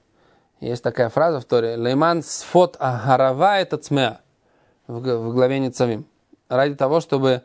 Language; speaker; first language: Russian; native; Russian